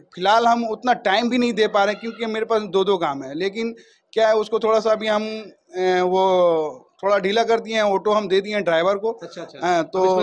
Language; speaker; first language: Hindi; native; Hindi